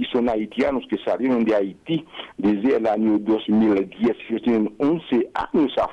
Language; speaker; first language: Spanish; non-native, fluent; Haitian Creole